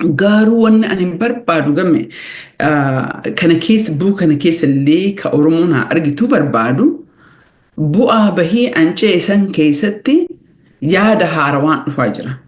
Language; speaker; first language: Oromo; early bilingual, heritage; Oromo